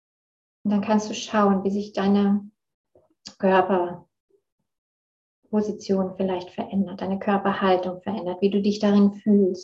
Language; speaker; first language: German; native; German